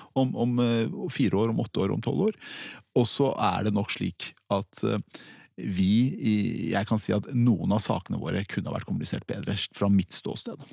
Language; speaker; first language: Norwegian; early bilingual, other home language; Persian